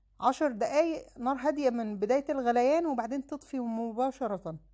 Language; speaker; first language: Arabic; native; Arabic